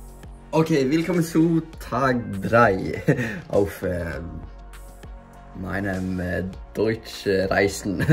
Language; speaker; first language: German; non-native, learner; Norwegian